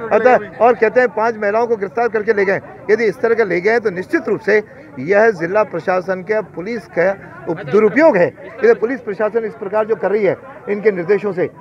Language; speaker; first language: Hindi; native; Hindi